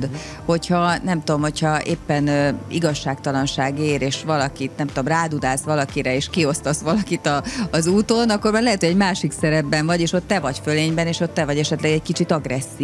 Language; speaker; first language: Hungarian; native; Hungarian